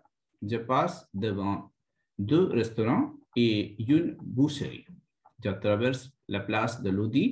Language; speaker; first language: French; non-native, fluent; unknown